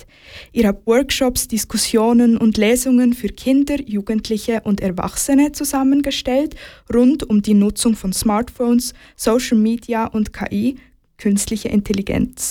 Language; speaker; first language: German; native; German